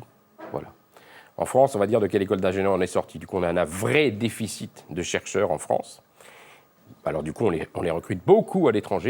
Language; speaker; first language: French; native; French